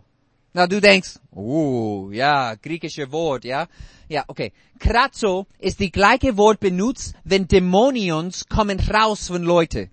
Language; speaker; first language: German; non-native, fluent; English